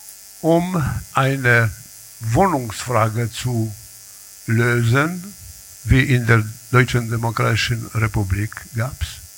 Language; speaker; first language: German; non-native, learner; Polish